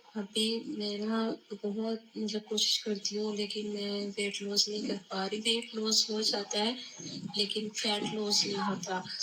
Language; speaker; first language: Urdu; native; Urdu